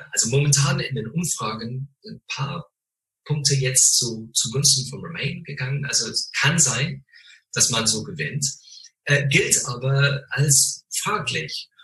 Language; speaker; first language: German; non-native, fluent; English